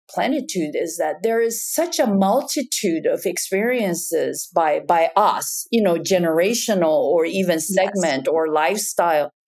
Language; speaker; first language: English; non-native, fluent; Japanese